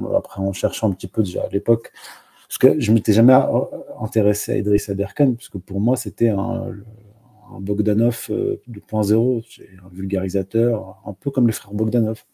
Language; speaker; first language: French; non-native, local second language; Arabic